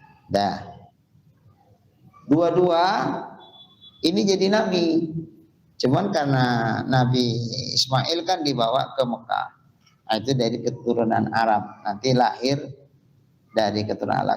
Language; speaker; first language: Indonesian; native; Indonesian